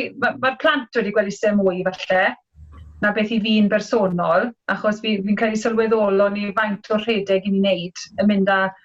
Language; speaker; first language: Welsh; native; Welsh